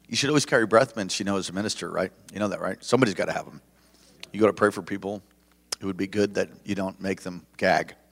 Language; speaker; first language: English; native; English